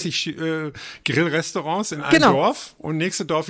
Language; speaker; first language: German; native; German